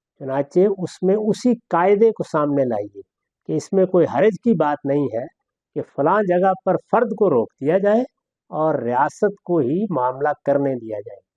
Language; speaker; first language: Urdu; non-native, local second language; Punjabi